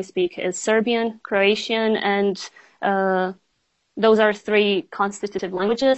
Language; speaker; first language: English; non-native, fluent; Bosnian